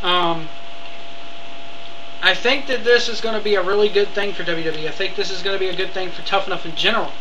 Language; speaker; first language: English; native; English